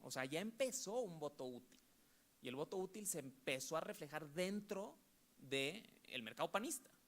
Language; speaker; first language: Spanish; native; Spanish